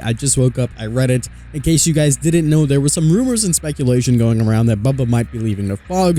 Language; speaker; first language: English; native; English